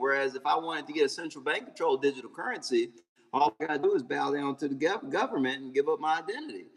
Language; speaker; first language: English; native; English